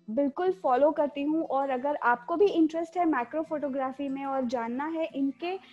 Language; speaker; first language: Hindi; non-native, local second language; Marathi